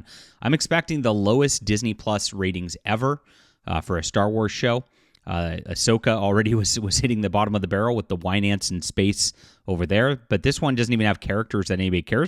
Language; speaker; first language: English; native; English